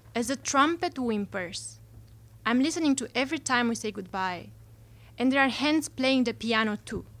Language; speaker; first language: English; non-native, fluent; Romanian